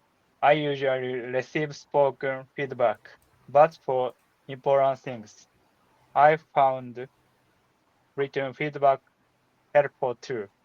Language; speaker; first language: English; non-native, learner; Japanese